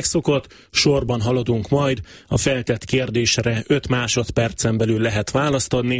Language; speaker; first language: Hungarian; native; Hungarian